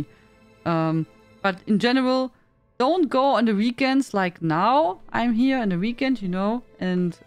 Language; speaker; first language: English; non-native, fluent; German